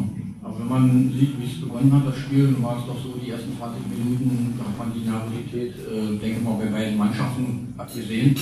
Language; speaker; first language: German; native; German